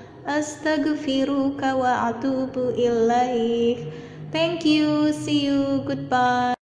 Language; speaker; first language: English; non-native, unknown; Indonesian